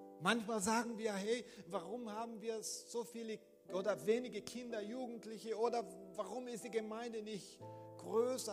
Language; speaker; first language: German; non-native, fluent; Portuguese